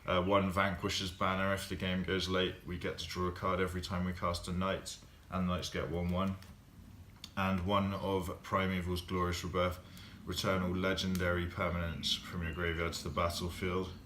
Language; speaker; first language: English; native; English